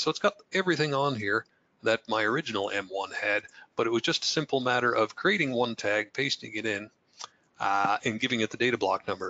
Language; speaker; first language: English; native; English